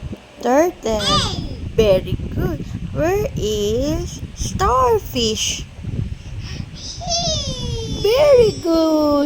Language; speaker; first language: English; non-native, local second language; Filipino